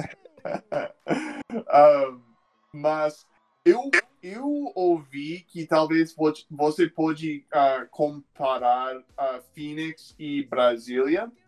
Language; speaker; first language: Portuguese; non-native, fluent; English